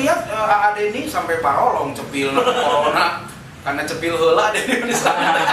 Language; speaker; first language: Indonesian; native; Indonesian